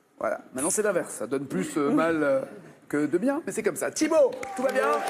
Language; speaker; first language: French; native; French